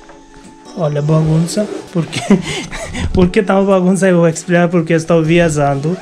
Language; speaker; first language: Portuguese; non-native, learner; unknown